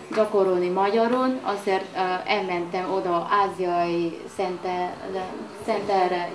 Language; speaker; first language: Hungarian; non-native, learner; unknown